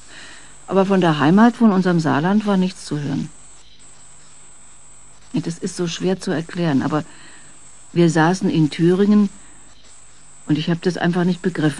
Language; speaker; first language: German; native; German